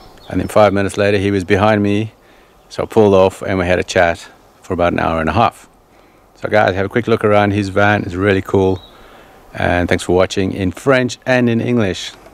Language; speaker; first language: English; native; English